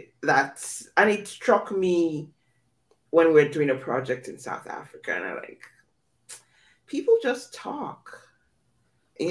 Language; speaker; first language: English; non-native, local second language; Yoruba